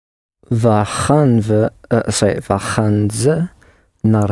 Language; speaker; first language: Dutch; non-native, learner; English